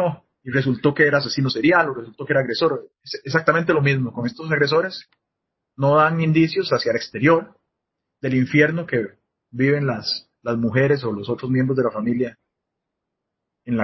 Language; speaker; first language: Spanish; native; Spanish